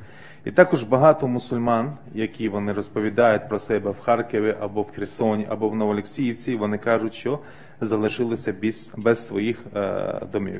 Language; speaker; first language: Ukrainian; non-native, fluent; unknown